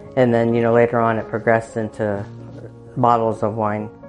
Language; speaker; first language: English; native; English